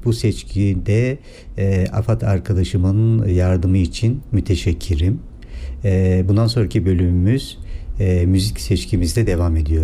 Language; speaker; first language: Turkish; native; Turkish